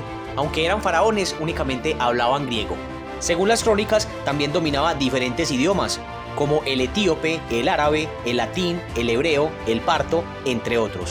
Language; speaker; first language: Spanish; native; Spanish